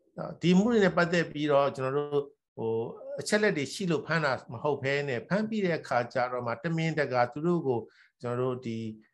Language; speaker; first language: Burmese; native; Burmese